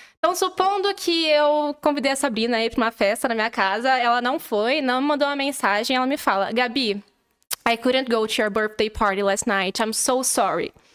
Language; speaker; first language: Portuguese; native; Portuguese